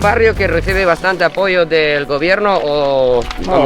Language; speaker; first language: Spanish; non-native, fluent; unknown